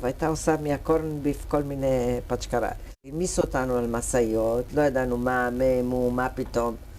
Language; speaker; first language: Hebrew; early bilingual, other home language; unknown